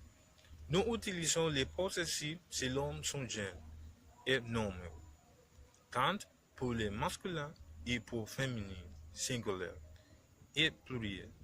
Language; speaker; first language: French; non-native, learner; Spanish